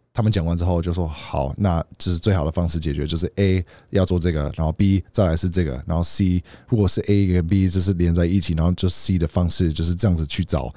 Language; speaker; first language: Chinese; native; Chinese